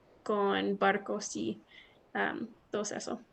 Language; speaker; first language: Spanish; non-native, learner; English